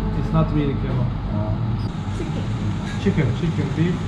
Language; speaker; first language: English; non-native, fluent; Turkish